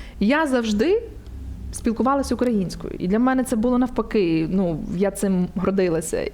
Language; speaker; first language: Ukrainian; native; Ukrainian